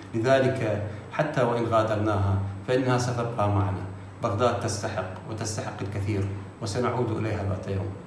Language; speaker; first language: Arabic; native; Arabic